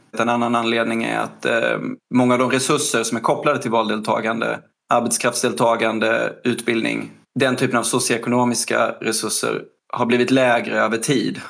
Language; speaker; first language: Swedish; native; Swedish